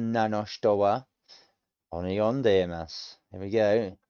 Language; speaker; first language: Japanese; non-native, learner; English